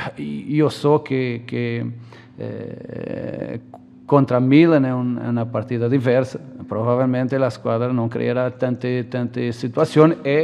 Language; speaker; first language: Italian; non-native, fluent; Portuguese